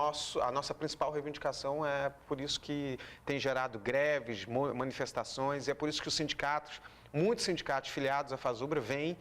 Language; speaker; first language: Portuguese; native; Portuguese